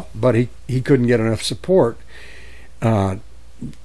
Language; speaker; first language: English; native; English